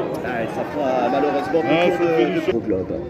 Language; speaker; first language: French; native; French